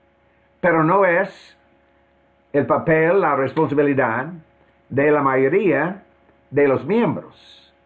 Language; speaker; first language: Spanish; non-native, fluent; English